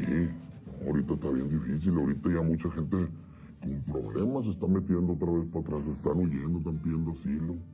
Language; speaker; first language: Spanish; native; Spanish